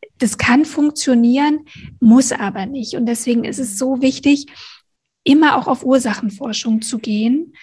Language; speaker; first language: German; native; German